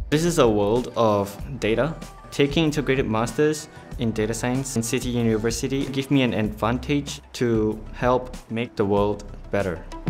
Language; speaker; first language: English; non-native, local second language; Chinese